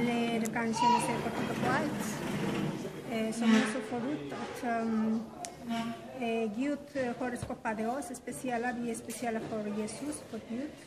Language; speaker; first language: Swedish; non-native, learner; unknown